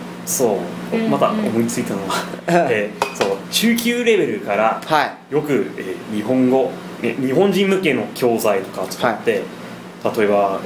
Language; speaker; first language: Japanese; non-native, fluent; English